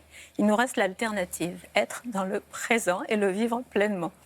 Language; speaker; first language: French; native; French